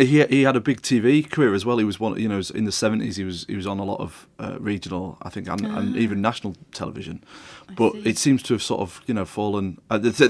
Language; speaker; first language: English; native; English